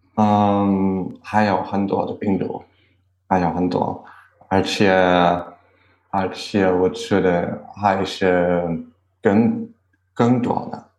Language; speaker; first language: Chinese; non-native, learner; German